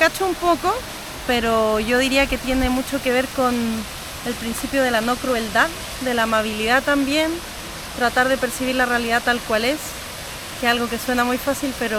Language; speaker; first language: Spanish; native; Spanish